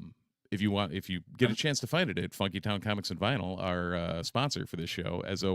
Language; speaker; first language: English; native; English